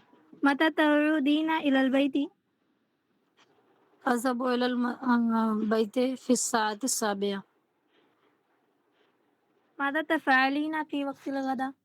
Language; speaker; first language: Arabic; non-native, learner; Urdu